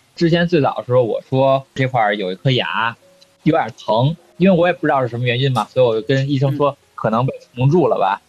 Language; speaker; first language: Chinese; native; Chinese